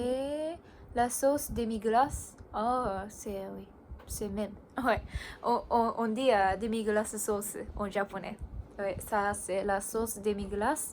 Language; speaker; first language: French; non-native, learner; Japanese